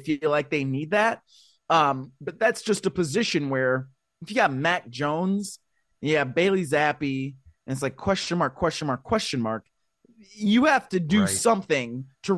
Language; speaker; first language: English; native; English